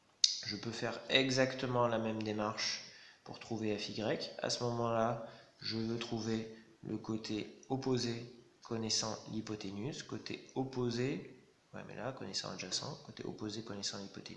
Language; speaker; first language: French; native; French